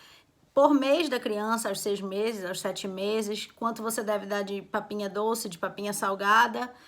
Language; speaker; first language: Portuguese; native; Portuguese